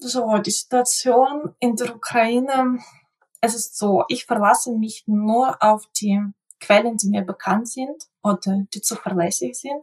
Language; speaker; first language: German; non-native, local second language; Ukrainian